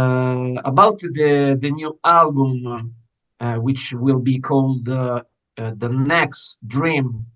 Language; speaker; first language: English; non-native, fluent; Italian